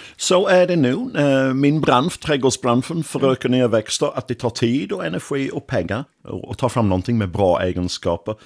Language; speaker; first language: Swedish; non-native, fluent; English